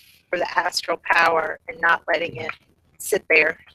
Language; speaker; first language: English; native; English